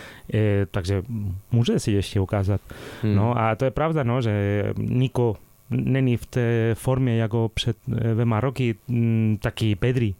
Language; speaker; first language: Czech; non-native, fluent; Spanish